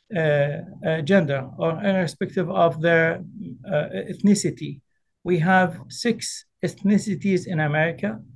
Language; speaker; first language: English; early bilingual, other home language; Arabic